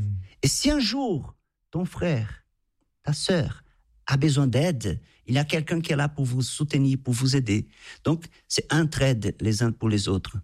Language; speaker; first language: French; non-native, fluent; Portuguese